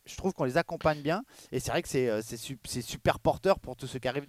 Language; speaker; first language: French; native; French